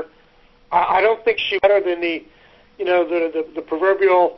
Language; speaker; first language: English; native; English